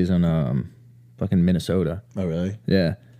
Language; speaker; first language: English; native; English